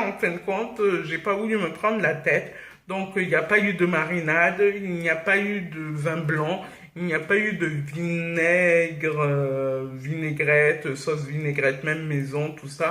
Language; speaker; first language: French; native; French